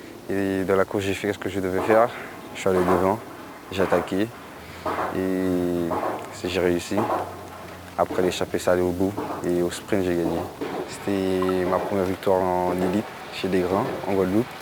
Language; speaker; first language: French; non-native, fluent; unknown